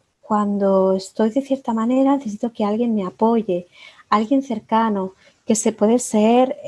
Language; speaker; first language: Spanish; native; Spanish